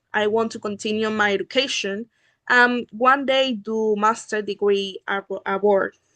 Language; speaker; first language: English; non-native, learner; Spanish